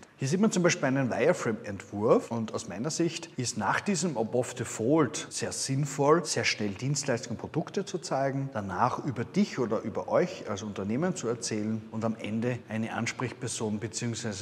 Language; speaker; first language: German; native; German